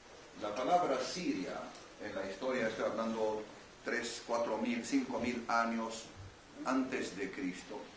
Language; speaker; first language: Spanish; non-native, fluent; Arabic